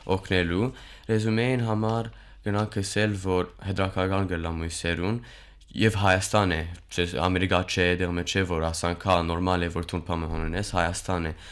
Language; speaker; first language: Armenian; early bilingual, heritage; Armenian